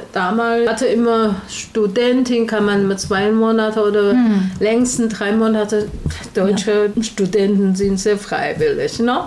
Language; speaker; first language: German; non-native, learner; Chinese